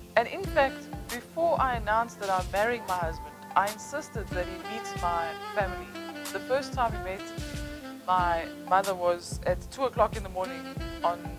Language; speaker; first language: English; native; English